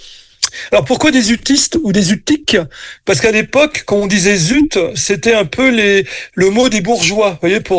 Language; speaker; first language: French; native; French